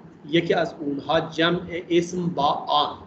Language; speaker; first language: Persian; non-native, fluent; Urdu